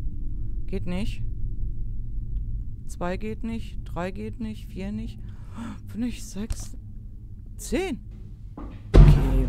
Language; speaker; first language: German; native; German